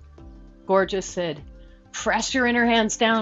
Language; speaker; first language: English; native; English